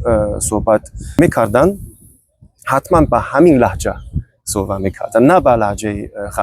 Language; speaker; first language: Persian; non-native, fluent; Chinese